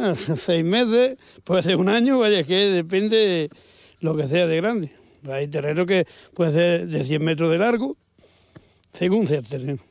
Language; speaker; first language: Spanish; native; Spanish